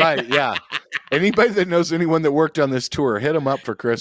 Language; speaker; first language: English; native; English